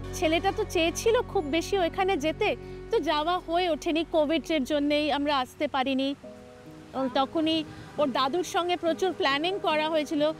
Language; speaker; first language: Bangla; native; Bangla